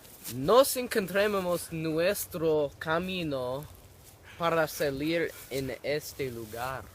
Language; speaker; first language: Spanish; non-native, learner; English